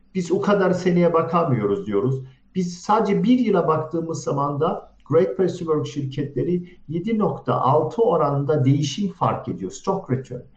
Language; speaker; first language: Turkish; early bilingual, heritage; Turkish